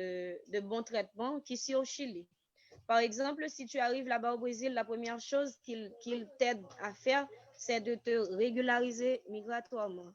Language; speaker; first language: French; non-native, local second language; Haitian Creole